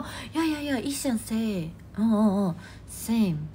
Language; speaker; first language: English; non-native, learner; Japanese